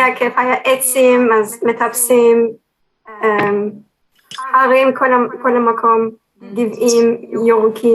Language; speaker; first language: Hebrew; non-native, learner; Turkish